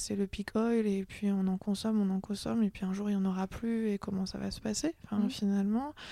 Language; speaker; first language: French; native; French